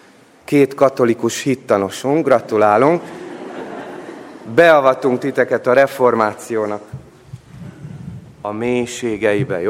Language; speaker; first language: Hungarian; native; Hungarian